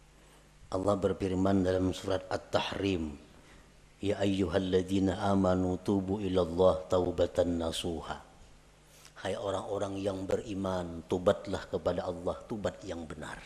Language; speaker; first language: Indonesian; non-native, local second language; Banjar